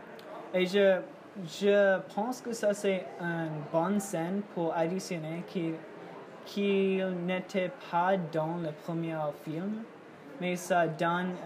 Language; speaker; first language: French; non-native, learner; English